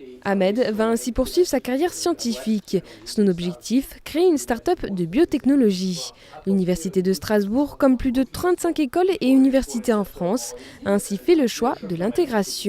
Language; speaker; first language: French; native; French